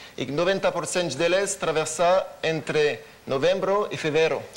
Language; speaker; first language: Portuguese; non-native, learner; French